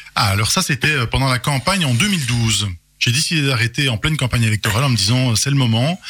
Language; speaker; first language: French; native; French